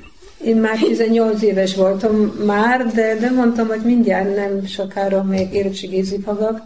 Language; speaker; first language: Hungarian; non-native, learner; Polish